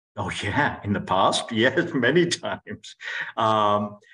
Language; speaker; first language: English; non-native, local second language; Greek